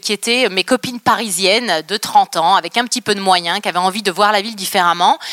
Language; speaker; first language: French; native; French